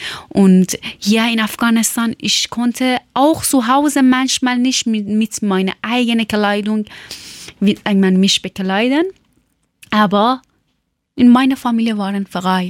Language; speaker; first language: German; non-native, learner; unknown